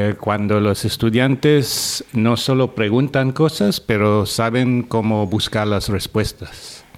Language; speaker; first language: Spanish; non-native, fluent; English